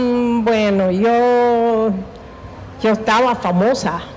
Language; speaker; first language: Spanish; non-native, fluent; English